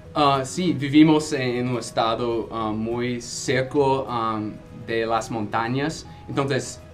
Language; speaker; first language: Spanish; non-native, fluent; English